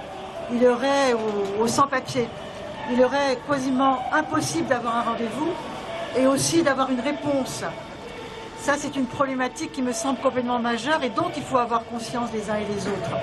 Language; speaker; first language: French; native; French